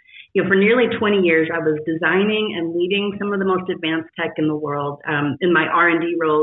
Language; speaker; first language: English; native; English